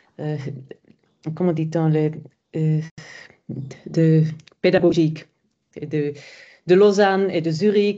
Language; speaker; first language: French; non-native, fluent; German